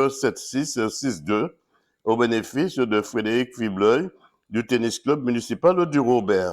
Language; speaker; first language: French; native; French